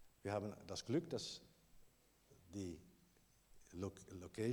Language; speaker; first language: German; non-native, learner; Dutch